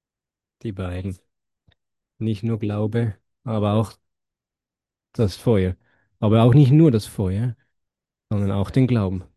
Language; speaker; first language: German; non-native, fluent; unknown